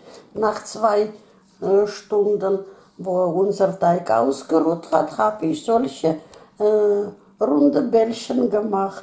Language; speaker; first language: German; non-native, fluent; Russian